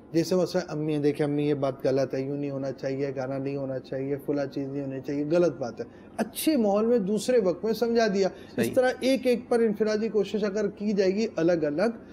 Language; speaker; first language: Urdu; native; Urdu